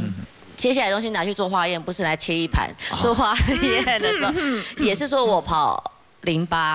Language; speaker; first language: Chinese; native; Chinese